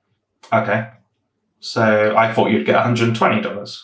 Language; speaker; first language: English; native; English